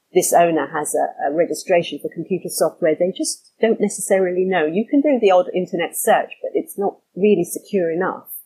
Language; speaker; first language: English; native; English